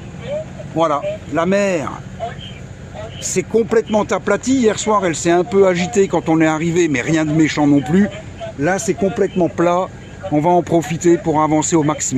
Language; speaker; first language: French; native; French